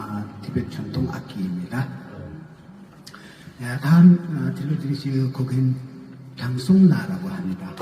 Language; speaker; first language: Korean; non-native, learner; Tibetan